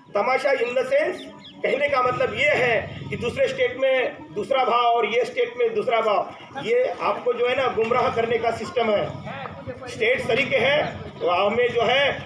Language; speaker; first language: Hindi; non-native, local second language; Marathi